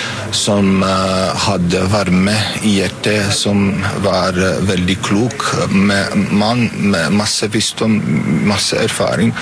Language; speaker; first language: Norwegian; non-native, fluent; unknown